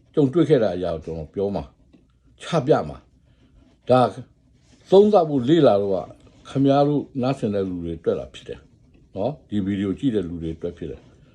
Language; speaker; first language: Burmese; non-native, local second language; Karen languages